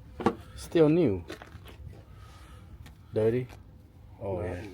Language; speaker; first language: English; non-native, fluent; Lao